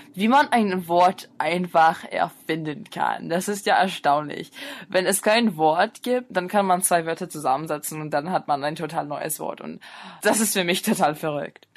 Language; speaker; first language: German; non-native, fluent; English